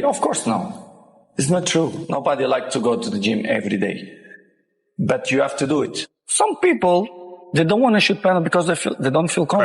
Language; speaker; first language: English; non-native, fluent; Portuguese